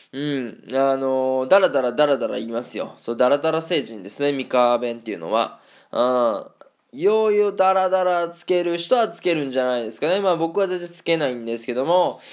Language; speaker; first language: Japanese; native; Japanese